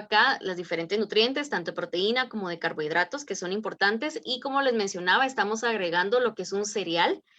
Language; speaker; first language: Spanish; native; Spanish